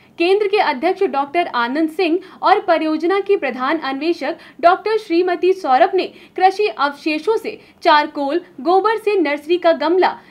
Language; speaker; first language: Hindi; native; Hindi